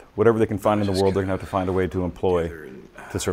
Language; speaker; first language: English; native; English